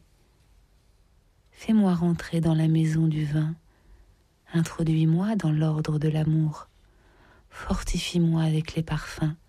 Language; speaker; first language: French; native; French